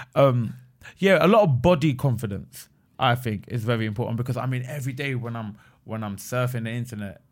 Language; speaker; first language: English; native; English